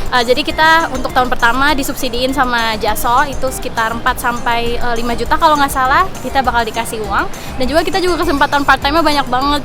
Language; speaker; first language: Indonesian; native; Indonesian